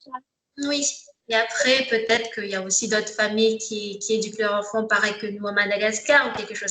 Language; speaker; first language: French; non-native, local second language; Malagasy